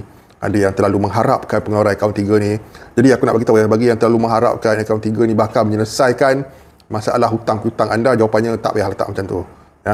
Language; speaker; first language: Malay; native; Malay